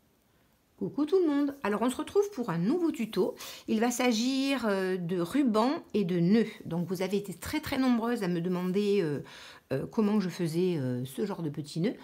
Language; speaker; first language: French; native; French